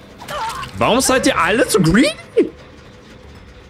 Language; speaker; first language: German; native; German